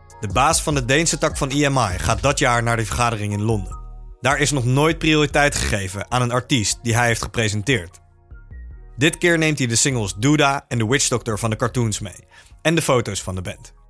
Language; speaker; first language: Dutch; native; Dutch